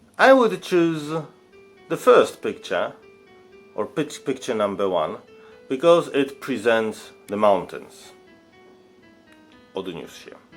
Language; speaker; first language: English; non-native, fluent; Polish